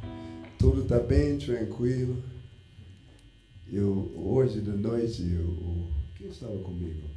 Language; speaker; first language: Portuguese; non-native, fluent; English